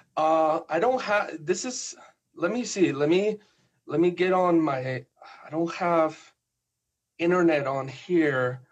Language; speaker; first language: English; non-native, fluent; Spanish